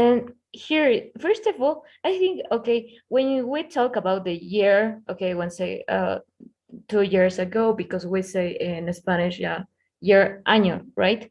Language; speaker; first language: English; non-native, learner; Spanish